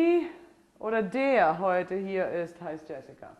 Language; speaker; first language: German; non-native, fluent; English